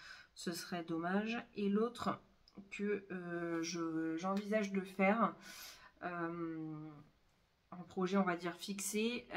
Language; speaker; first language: French; native; French